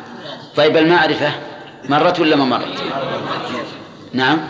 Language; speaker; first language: Arabic; native; Arabic